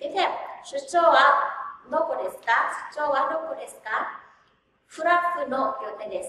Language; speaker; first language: Japanese; non-native, fluent; Vietnamese